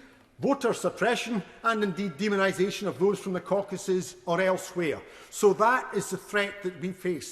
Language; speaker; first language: English; native; English